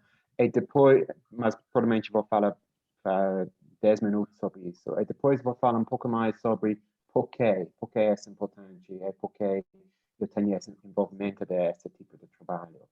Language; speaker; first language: Portuguese; non-native, learner; English